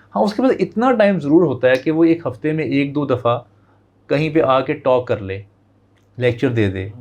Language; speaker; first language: Urdu; non-native, local second language; Punjabi